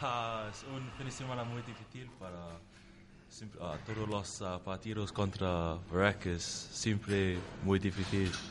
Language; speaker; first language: Spanish; non-native, learner; Tongan